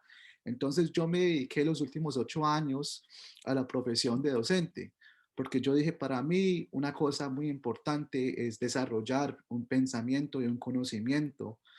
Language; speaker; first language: Spanish; early bilingual, heritage; Spanish